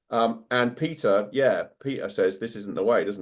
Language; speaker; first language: English; native; English